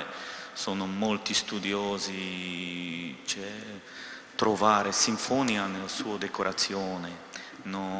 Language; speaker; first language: Italian; non-native, learner; Russian